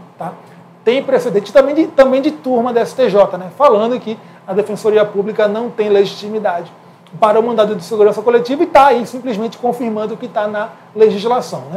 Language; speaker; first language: Portuguese; native; Portuguese